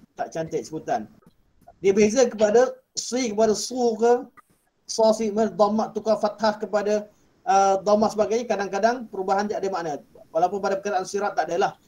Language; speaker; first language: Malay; native; Malay